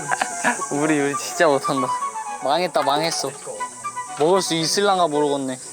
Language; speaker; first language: Korean; native; Korean